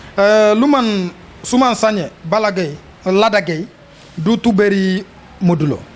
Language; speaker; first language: Wolof; non-native, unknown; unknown